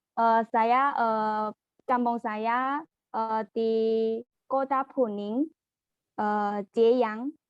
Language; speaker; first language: Indonesian; non-native, learner; Chinese